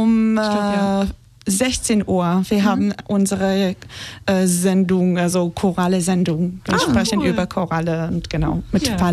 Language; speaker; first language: German; non-native, fluent; Hebrew